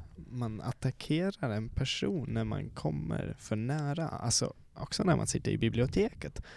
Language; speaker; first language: Swedish; non-native, fluent; Swiss German